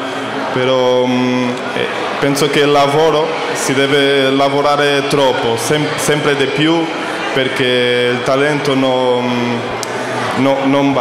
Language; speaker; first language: Italian; non-native, learner; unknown